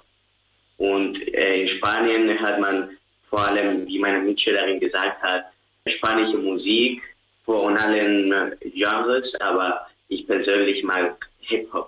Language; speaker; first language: German; non-native, fluent; Spanish